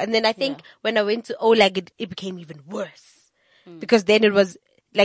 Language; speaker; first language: English; non-native, local second language; Tswana